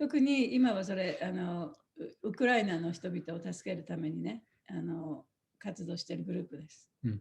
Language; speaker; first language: Japanese; native; Japanese